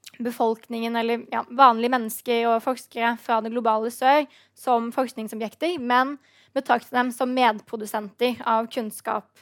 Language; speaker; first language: Norwegian; native; Norwegian